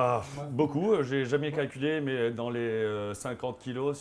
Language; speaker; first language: French; non-native, fluent; Italian